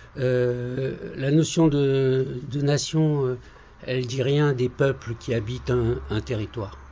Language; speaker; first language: French; native; French